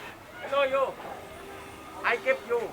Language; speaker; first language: English; non-native, learner; Thai